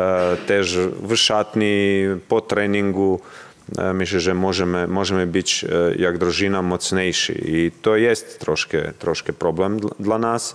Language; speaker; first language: Polish; non-native, learner; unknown